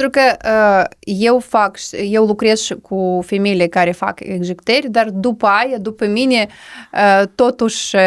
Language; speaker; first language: Romanian; non-native, local second language; Russian